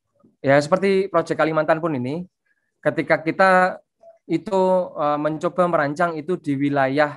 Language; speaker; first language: Indonesian; native; Indonesian